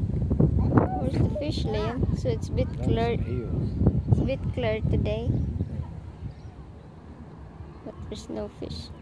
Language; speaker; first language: English; non-native, learner; Filipino